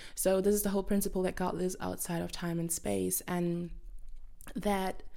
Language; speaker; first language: English; non-native, fluent; German